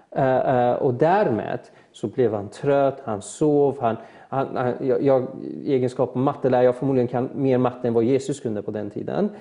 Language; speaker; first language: Swedish; early bilingual, other home language; Persian